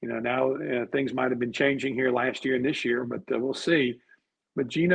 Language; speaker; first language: English; native; English